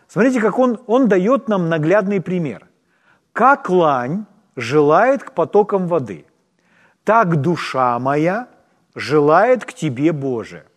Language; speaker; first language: Russian; non-native, local second language; Ukrainian